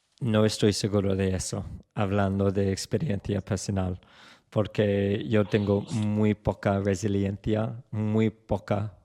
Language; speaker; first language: Spanish; non-native, fluent; English